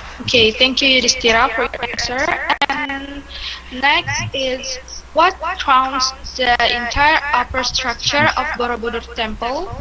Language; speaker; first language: English; non-native, learner; Indonesian